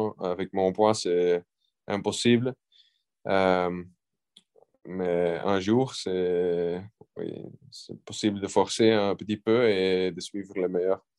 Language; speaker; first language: French; non-native, local second language; Dutch